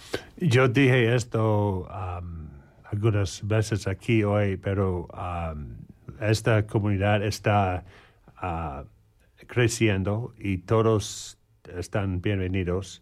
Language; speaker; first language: Spanish; non-native, learner; English